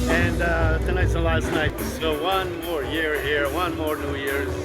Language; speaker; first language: English; native; English